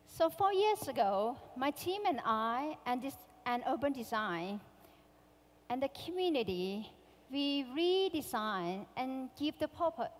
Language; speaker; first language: English; non-native, fluent; Thai